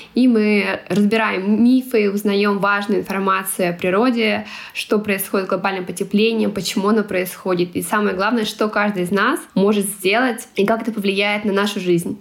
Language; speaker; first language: Russian; non-native, local second language; Tatar